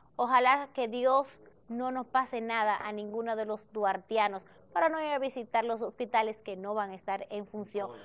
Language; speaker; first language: Spanish; native; Spanish